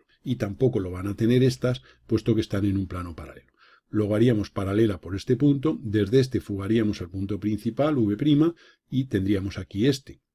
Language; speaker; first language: Spanish; native; Spanish